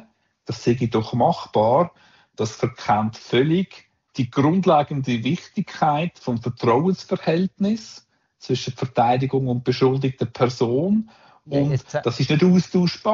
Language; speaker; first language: German; native; German